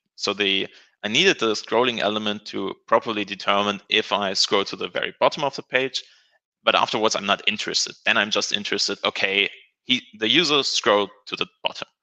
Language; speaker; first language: English; non-native, fluent; German